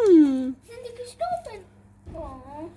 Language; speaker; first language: German; early bilingual, other home language; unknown